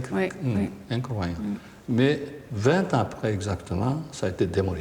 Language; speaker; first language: French; non-native, fluent; Japanese